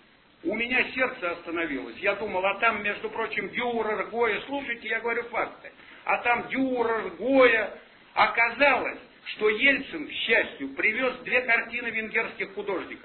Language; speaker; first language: Russian; native; Russian